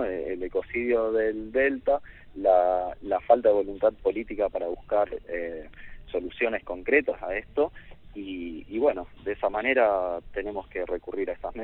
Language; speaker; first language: Spanish; native; Spanish